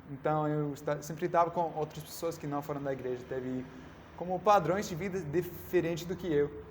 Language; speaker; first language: Portuguese; non-native, learner; English